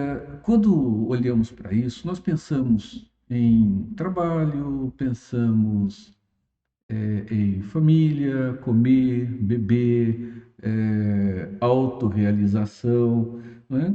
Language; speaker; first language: Portuguese; native; Portuguese